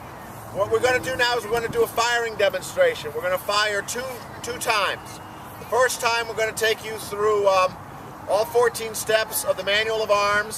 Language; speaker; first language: English; native; English